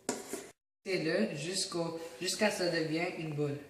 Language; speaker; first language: French; non-native, learner; English